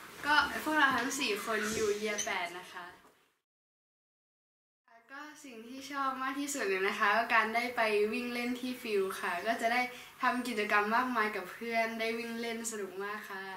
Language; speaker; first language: Thai; native; Thai